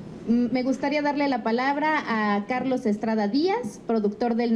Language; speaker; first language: Spanish; native; Spanish